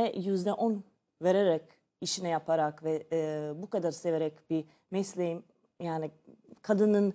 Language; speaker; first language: Turkish; non-native, learner; Serbian